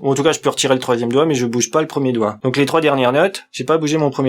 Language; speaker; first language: French; native; French